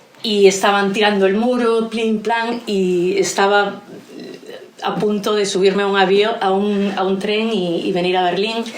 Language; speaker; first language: Spanish; native; Spanish